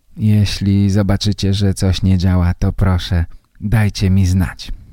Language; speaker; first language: Polish; native; Polish